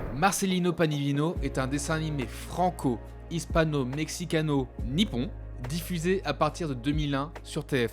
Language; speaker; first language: French; native; French